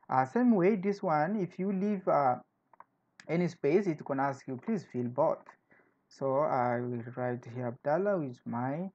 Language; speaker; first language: English; non-native, fluent; Portuguese